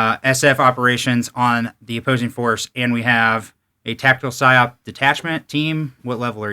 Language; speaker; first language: English; native; English